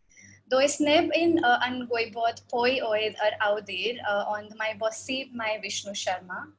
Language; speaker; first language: Welsh; non-native, fluent; Hindi